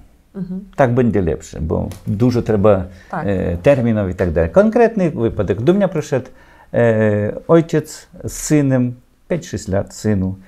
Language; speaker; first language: Polish; non-native, learner; Ukrainian